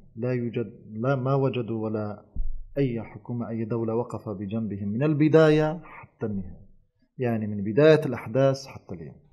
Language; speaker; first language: Arabic; non-native, fluent; Turkish